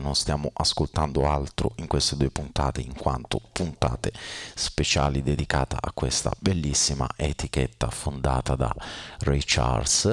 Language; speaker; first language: Italian; native; Italian